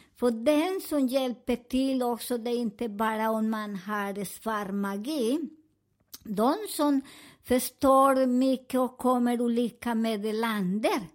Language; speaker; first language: Swedish; non-native, learner; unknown